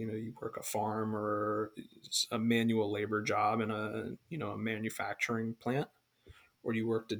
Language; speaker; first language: English; native; English